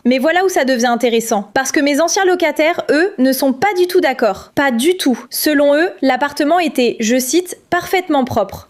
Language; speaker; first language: French; native; French